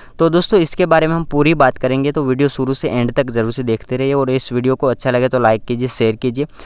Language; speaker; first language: Hindi; non-native, local second language; Gujarati